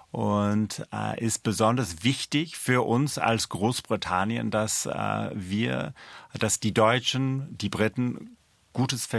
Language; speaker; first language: German; non-native, fluent; English